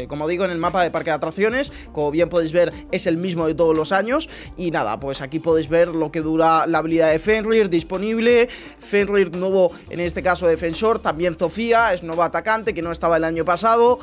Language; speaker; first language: Spanish; native; Spanish